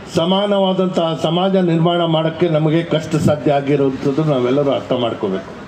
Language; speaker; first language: Kannada; non-native, local second language; Urdu